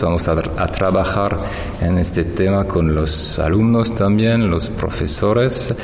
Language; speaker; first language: Spanish; non-native, fluent; French